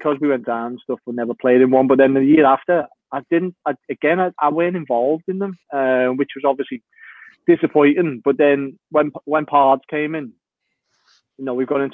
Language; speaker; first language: English; native; English